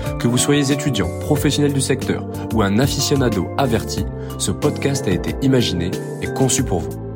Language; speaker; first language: French; native; French